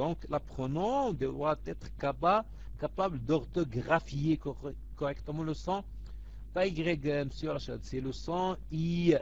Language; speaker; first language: French; non-native, local second language; Arabic